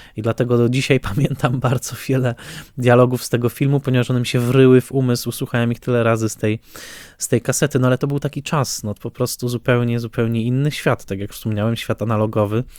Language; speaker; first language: Polish; native; Polish